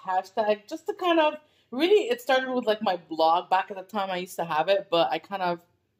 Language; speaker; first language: English; non-native, fluent; Arabic